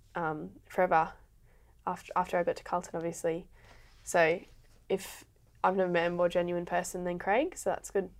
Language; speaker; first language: English; native; English